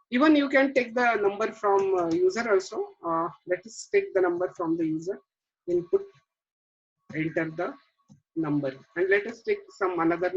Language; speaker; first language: English; non-native, local second language; Marathi